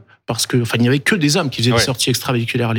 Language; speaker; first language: French; native; French